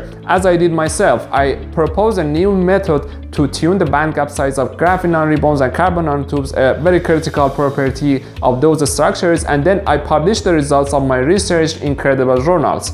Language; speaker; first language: English; non-native, fluent; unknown